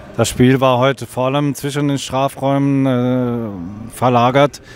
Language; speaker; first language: German; native; German